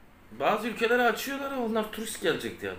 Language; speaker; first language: Turkish; native; Turkish